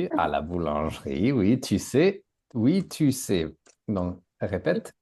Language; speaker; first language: French; native; French